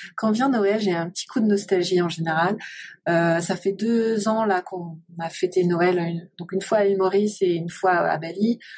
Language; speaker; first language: French; native; French